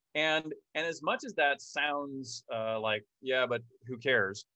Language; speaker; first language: English; native; English